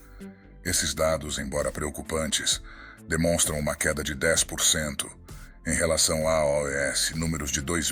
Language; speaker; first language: Portuguese; native; Portuguese